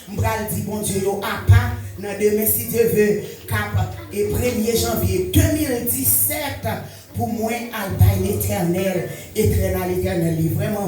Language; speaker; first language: French; non-native, local second language; Haitian Creole